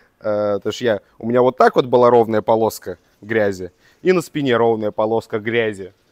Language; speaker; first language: Russian; native; Russian